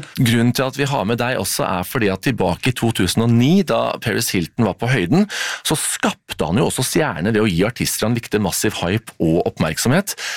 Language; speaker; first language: Norwegian; native; Norwegian